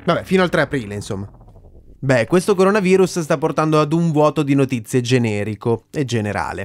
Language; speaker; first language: Italian; native; Italian